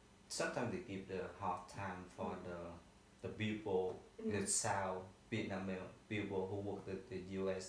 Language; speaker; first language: English; non-native, learner; Vietnamese